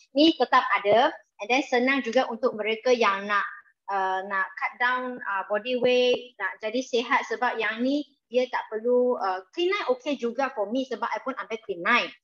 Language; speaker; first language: Malay; non-native, local second language; Chinese